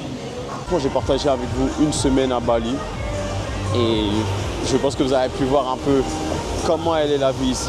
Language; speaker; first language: French; native; French